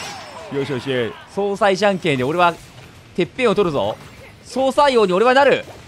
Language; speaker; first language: Japanese; native; Japanese